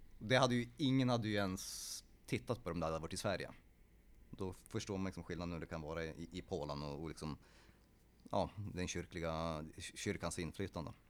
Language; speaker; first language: Swedish; early bilingual, other home language; Polish